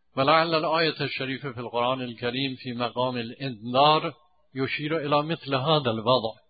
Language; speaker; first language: Arabic; non-native, fluent; Persian